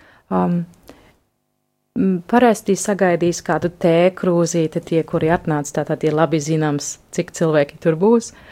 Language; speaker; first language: Latvian; non-native, fluent; German